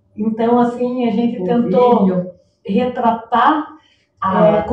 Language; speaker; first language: Portuguese; native; Portuguese